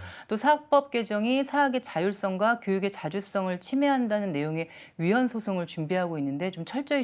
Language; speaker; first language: Korean; native; Korean